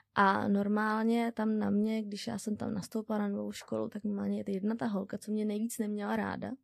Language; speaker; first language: Czech; native; Czech